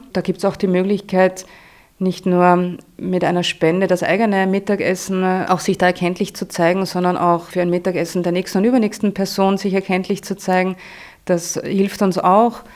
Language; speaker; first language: German; native; German